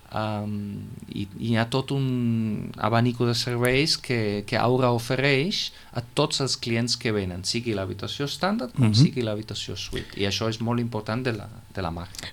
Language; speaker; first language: Catalan; non-native, fluent; German